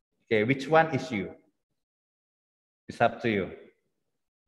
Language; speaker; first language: English; non-native, fluent; Indonesian